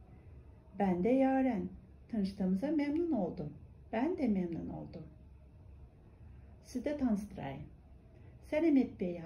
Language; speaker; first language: Turkish; non-native, fluent; Kazakh